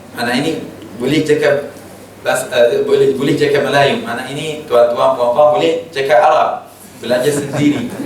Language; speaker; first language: Malay; non-native, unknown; Arabic